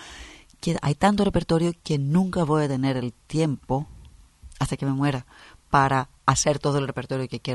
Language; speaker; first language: Spanish; non-native, fluent; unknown